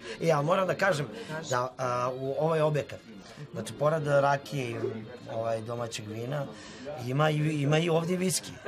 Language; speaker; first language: Serbian; native; Serbian